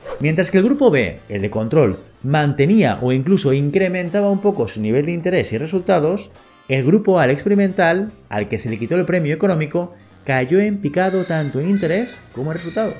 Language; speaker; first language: Spanish; native; Spanish